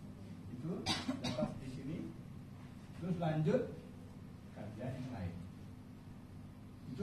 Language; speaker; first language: Indonesian; non-native, fluent; Bangla